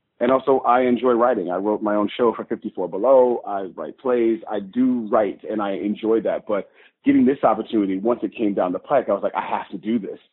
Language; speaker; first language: English; native; English